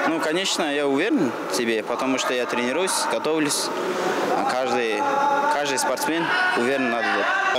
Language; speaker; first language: Russian; non-native, learner; Kazakh